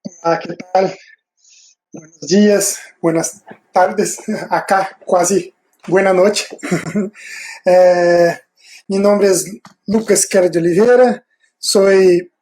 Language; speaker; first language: Spanish; non-native, fluent; Portuguese